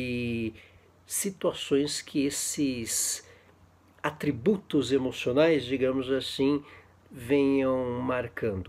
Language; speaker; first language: Portuguese; native; Portuguese